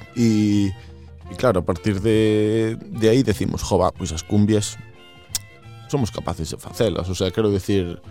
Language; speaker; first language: Galician; native; Galician